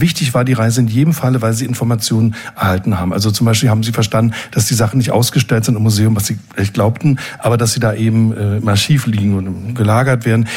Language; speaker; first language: German; native; German